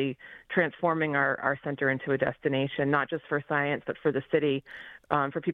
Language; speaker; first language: English; native; English